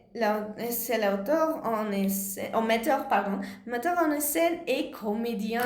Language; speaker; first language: French; non-native, learner; Spanish